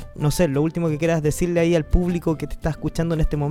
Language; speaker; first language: Spanish; native; Spanish